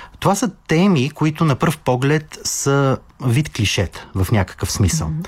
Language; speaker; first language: Bulgarian; native; Bulgarian